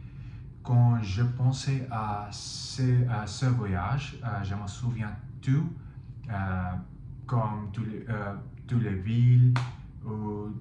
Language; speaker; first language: French; non-native, fluent; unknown